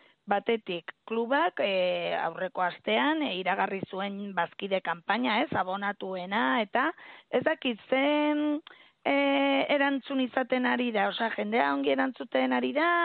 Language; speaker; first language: Basque; native; Basque